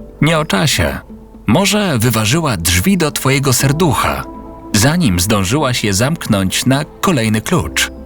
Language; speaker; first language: Polish; native; Polish